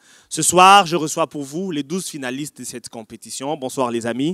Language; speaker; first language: French; non-native, local second language; Lingala